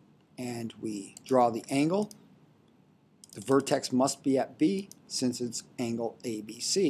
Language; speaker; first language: English; native; English